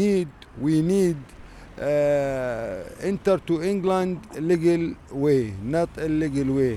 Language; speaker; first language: English; non-native, learner; Arabic